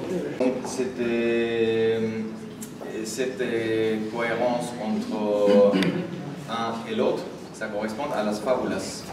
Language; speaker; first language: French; non-native, fluent; Spanish